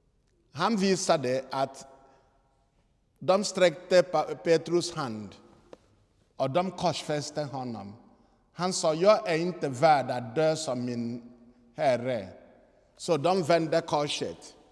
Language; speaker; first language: Swedish; non-native, fluent; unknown